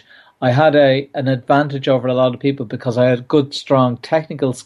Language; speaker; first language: English; native; English